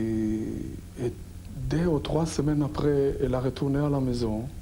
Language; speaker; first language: French; non-native, learner; Hebrew